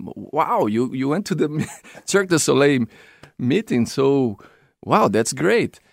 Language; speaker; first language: English; non-native, fluent; Portuguese